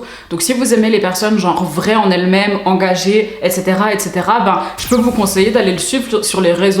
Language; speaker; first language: French; native; French